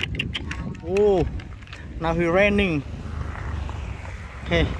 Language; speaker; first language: English; non-native, learner; Indonesian